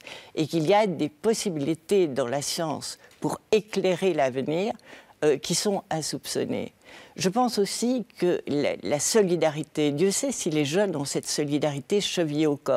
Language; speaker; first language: French; native; French